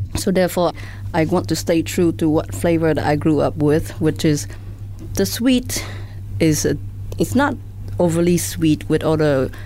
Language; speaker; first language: English; non-native, fluent; Vietnamese